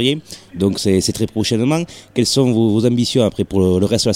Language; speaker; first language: French; native; French